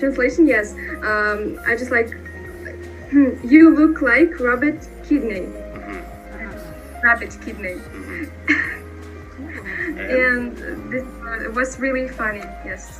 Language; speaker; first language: English; non-native, learner; Russian